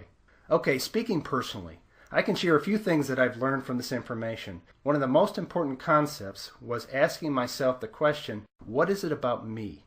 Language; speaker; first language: English; native; English